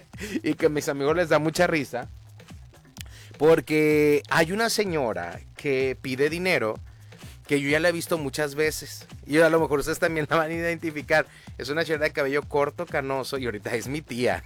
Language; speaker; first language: Spanish; native; Spanish